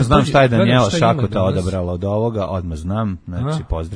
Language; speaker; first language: Serbian; native; Serbian